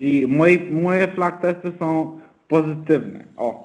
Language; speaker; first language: Polish; non-native, fluent; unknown